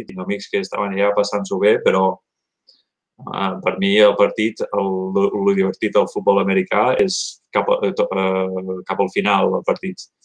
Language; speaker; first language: Catalan; early bilingual, heritage; Catalan